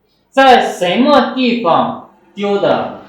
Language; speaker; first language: Chinese; non-native, fluent; Urdu